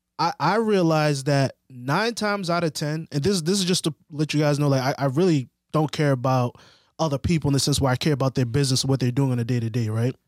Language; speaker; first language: English; early bilingual, other home language; Haitian Creole